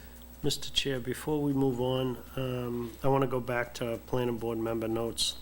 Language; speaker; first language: English; native; English